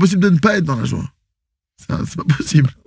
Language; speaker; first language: Hebrew; non-native, fluent; French